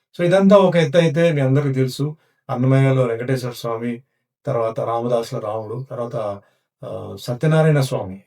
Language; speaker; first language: Telugu; non-native, local second language; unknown